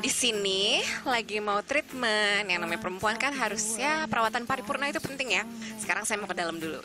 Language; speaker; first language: Indonesian; native; Indonesian